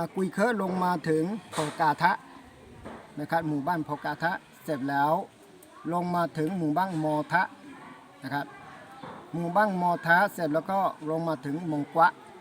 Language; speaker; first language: Thai; non-native, local second language; S'gaw Karen